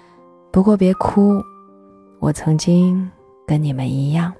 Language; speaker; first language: Chinese; native; Chinese